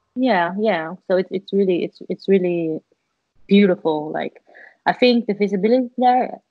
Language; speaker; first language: English; non-native, fluent; Dutch